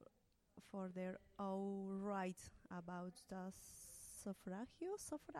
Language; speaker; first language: English; non-native, learner; Spanish